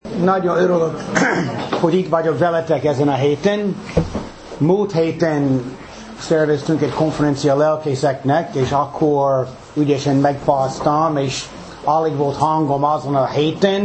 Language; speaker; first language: Hungarian; non-native, fluent; English